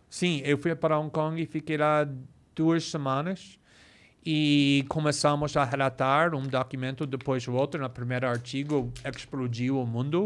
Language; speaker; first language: Portuguese; non-native, fluent; English